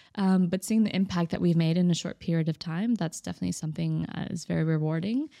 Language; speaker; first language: English; native; English